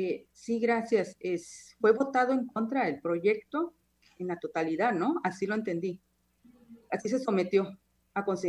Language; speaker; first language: Spanish; native; Spanish